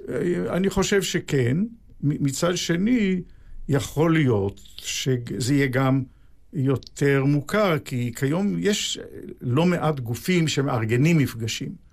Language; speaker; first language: Hebrew; native; Hebrew